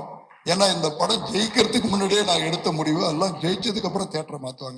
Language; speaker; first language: Tamil; native; Tamil